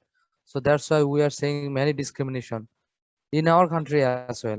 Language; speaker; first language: English; non-native, fluent; Bangla